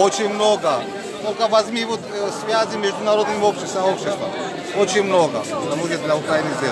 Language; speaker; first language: Russian; non-native, fluent; Georgian